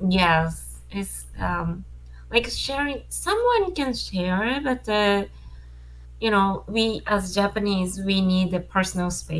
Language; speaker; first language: English; non-native, learner; Japanese